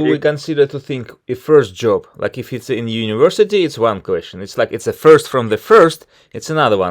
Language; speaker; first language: English; non-native, fluent; Russian